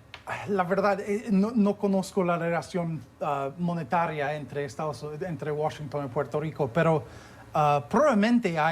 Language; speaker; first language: Spanish; non-native, fluent; English